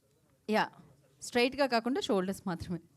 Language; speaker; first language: Telugu; native; Telugu